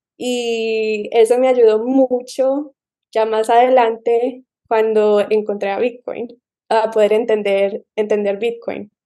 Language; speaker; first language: Spanish; early bilingual, heritage; Spanish